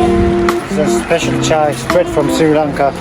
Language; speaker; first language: English; non-native, fluent; Tibetan